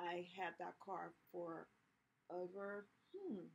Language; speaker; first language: English; native; English